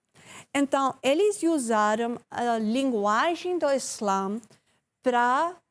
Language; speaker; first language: Portuguese; non-native, learner; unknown